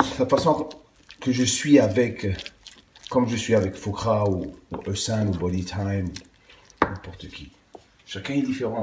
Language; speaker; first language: French; non-native, local second language; Arabic